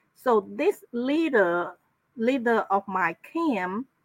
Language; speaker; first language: English; non-native, fluent; Khmer